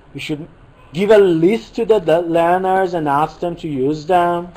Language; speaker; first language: English; non-native, fluent; Persian